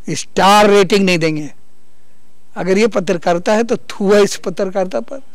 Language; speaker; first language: Hindi; native; Hindi